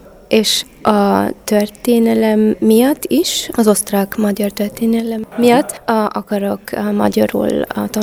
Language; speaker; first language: Hungarian; non-native, learner; German